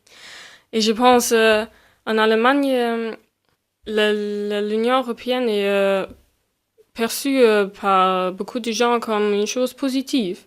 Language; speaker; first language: French; non-native, fluent; German